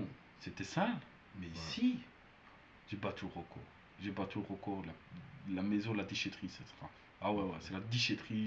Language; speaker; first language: French; native; French